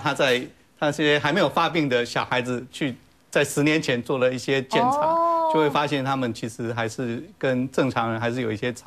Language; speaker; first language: Chinese; native; Chinese